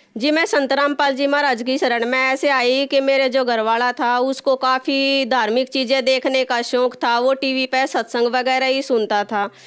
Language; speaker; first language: Hindi; native; Hindi